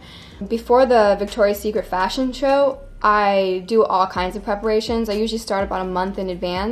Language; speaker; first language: English; native; English